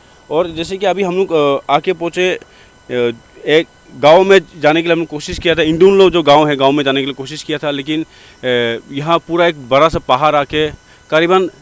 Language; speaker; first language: Hindi; non-native, local second language; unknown